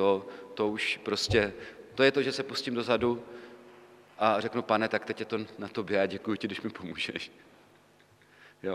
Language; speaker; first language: Czech; native; Czech